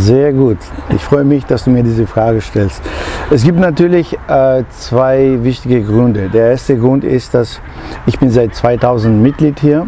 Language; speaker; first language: German; non-native, fluent; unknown